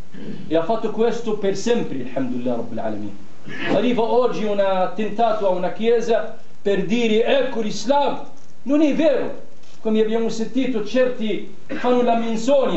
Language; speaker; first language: Italian; non-native, fluent; Arabic